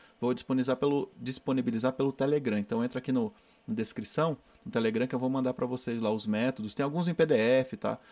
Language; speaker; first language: Portuguese; native; Portuguese